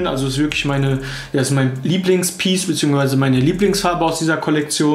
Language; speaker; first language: German; native; German